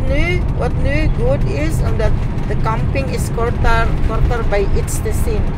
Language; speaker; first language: Dutch; non-native, learner; Filipino